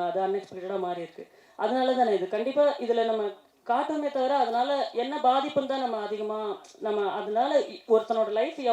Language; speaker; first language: Tamil; native; Tamil